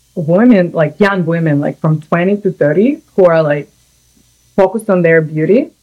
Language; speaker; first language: English; non-native, fluent; Russian